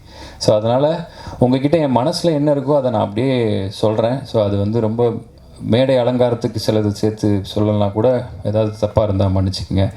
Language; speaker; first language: Tamil; native; Tamil